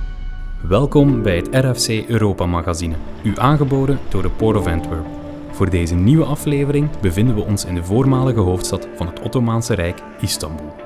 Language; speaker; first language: Dutch; native; Dutch